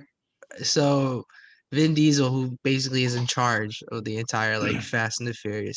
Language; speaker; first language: English; native; English